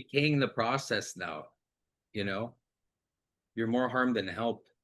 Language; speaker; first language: English; native; English